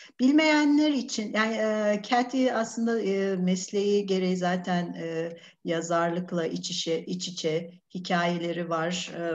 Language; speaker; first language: Turkish; native; Turkish